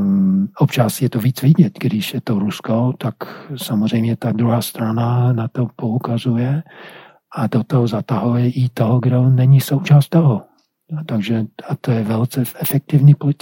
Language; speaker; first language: Czech; non-native, fluent; English